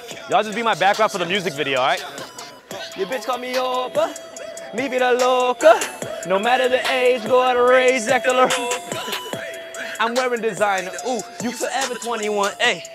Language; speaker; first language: English; early bilingual, other home language; Korean